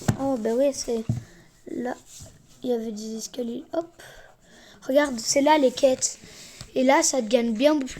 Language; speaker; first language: French; native; French